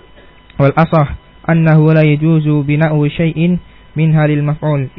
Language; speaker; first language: Arabic; non-native, learner; Indonesian